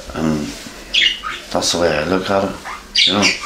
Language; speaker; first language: English; native; English